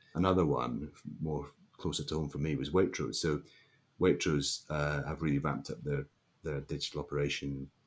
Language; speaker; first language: English; native; English